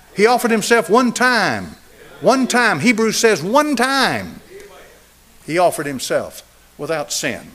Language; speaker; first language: English; native; English